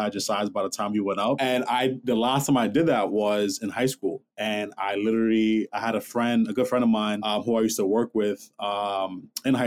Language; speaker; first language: English; native; English